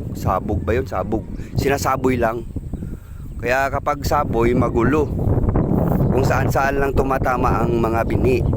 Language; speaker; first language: Filipino; non-native, local second language; Cebuano